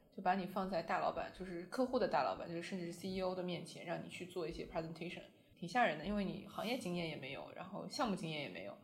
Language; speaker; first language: Chinese; native; Chinese